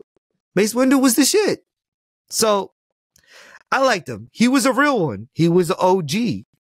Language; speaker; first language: English; native; English